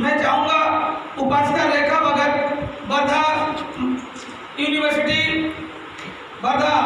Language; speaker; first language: Hindi; native; Hindi